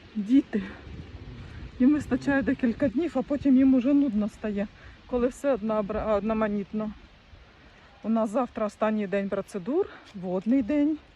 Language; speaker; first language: Ukrainian; non-native, local second language; Russian